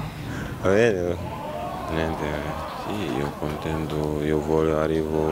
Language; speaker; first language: Italian; non-native, learner; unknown